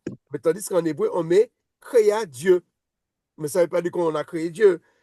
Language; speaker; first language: French; native; French